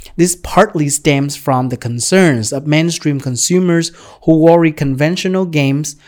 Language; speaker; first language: English; non-native, fluent; Vietnamese